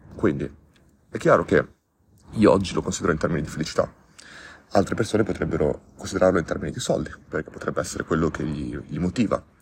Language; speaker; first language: Italian; native; Italian